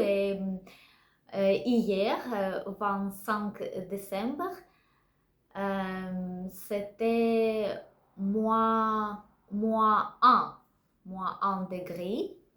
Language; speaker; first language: French; non-native, learner; Russian